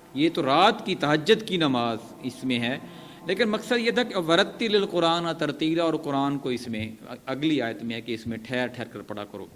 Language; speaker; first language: Urdu; non-native, local second language; Punjabi